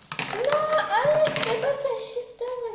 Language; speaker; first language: Polish; early bilingual, heritage; Polish